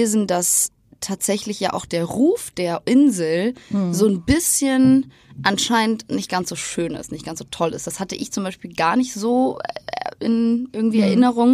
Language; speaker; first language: German; native; German